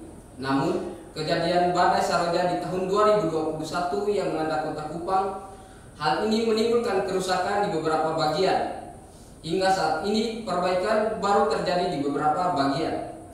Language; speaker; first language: Indonesian; native; Indonesian